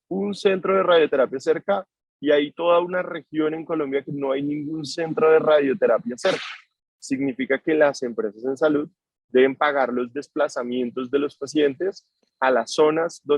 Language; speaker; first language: Spanish; native; Spanish